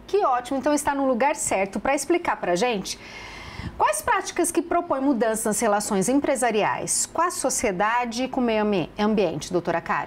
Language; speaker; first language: Portuguese; native; Portuguese